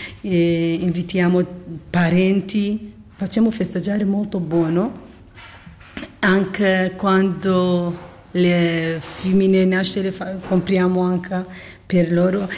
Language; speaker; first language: Italian; non-native, learner; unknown